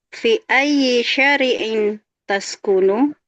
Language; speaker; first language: Arabic; non-native, learner; Indonesian